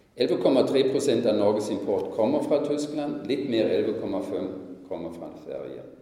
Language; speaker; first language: Norwegian; non-native, fluent; German